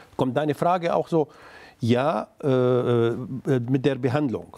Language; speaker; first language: German; non-native, fluent; Arabic